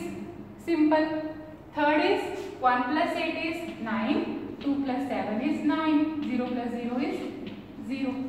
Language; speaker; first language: English; non-native, local second language; Hindi